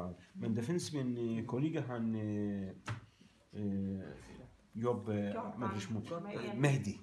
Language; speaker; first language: Swedish; non-native, learner; Arabic